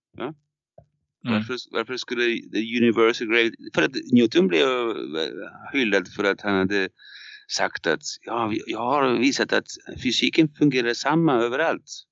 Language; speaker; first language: Swedish; non-native, fluent; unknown